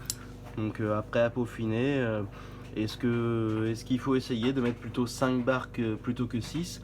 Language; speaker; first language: French; native; French